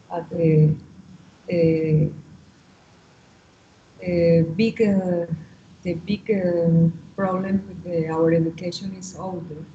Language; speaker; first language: English; non-native, learner; Spanish